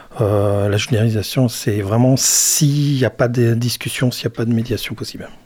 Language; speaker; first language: French; native; French